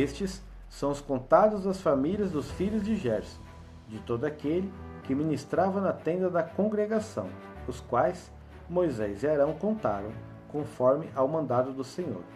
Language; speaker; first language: Portuguese; native; Portuguese